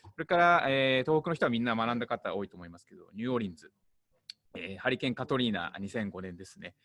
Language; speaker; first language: Japanese; native; Japanese